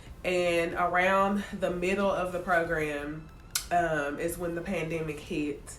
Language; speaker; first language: English; native; English